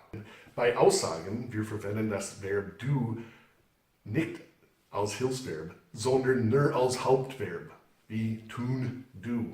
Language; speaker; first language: German; non-native, fluent; English